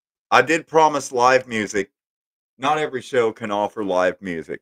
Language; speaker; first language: English; native; English